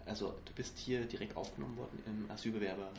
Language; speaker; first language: German; native; German